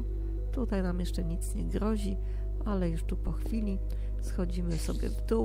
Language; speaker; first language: Polish; native; Polish